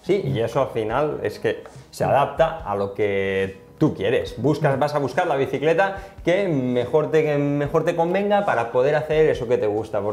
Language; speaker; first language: Spanish; native; Spanish